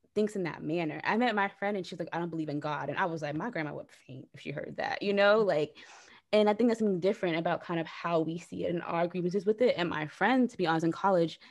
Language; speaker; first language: English; native; English